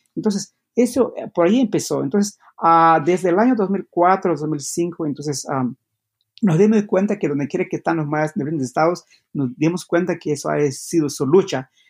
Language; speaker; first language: Spanish; non-native, local second language; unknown